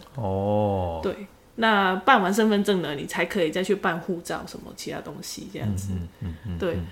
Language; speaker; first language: Chinese; native; Chinese